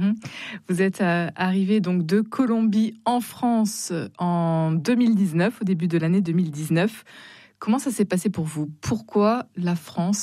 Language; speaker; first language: French; native; French